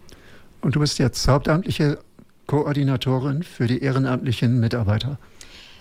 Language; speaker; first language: German; native; German